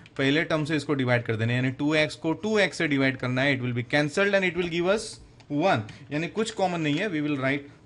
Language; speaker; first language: Hindi; non-native, local second language; Gujarati